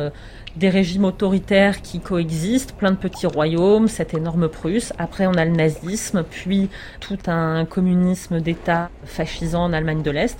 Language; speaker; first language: French; native; French